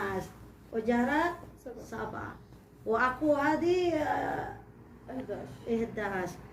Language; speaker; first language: Arabic; non-native, learner; Indonesian